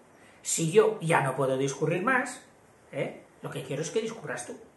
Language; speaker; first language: Spanish; native; Spanish